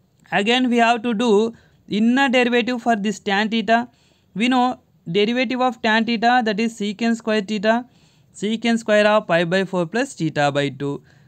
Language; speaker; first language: English; non-native, local second language; Telugu